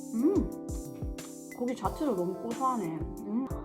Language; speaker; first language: Korean; early bilingual, heritage; Korean